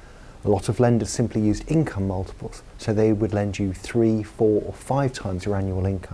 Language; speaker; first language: English; native; English